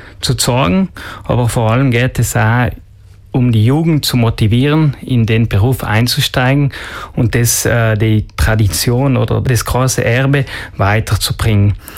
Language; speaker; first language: German; non-native, local second language; Ladin